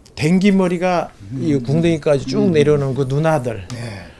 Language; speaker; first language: Korean; native; Korean